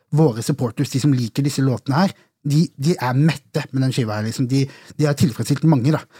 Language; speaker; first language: Norwegian; early bilingual, other home language; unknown